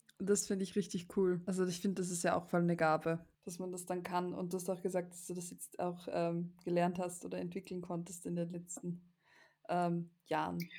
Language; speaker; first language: German; native; German